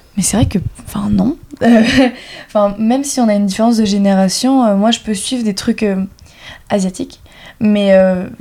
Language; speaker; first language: French; native; French